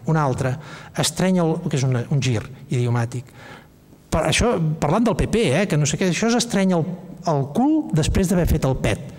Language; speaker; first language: Catalan; native; Catalan